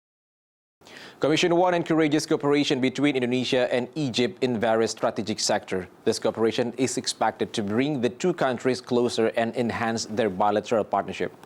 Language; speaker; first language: English; non-native, fluent; Indonesian